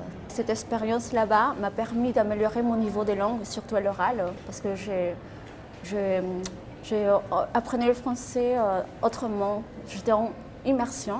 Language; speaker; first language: French; non-native, fluent; Spanish